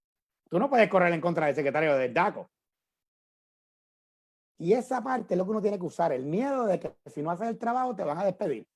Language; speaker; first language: Spanish; native; Spanish